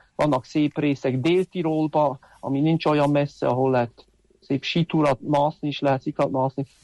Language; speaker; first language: Hungarian; non-native, fluent; Swiss German